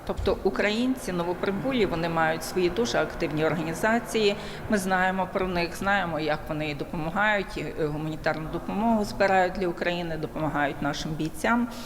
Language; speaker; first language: Ukrainian; early bilingual, heritage; Ukrainian